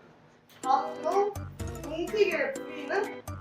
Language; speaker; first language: Korean; native; Korean